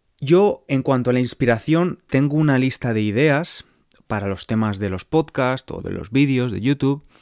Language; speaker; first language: Spanish; native; Spanish